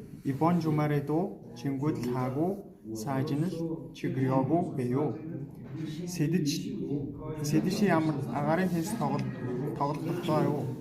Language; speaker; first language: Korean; non-native, learner; Mongolian